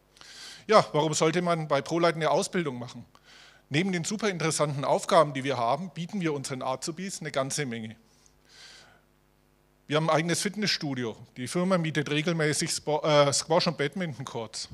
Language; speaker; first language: German; native; German